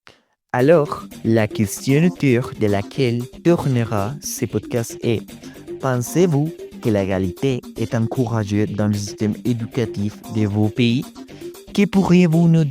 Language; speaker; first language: French; non-native, learner; Spanish